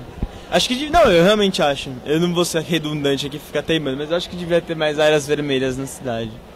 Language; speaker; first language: Portuguese; native; Portuguese